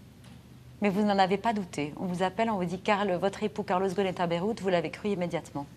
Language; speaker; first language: French; native; French